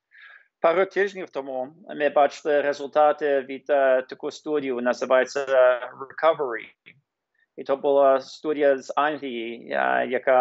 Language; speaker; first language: Ukrainian; early bilingual, heritage; English